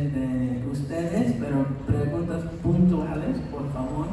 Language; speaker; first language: Spanish; non-native, fluent; English